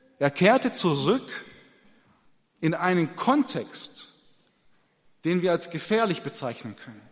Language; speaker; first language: German; native; German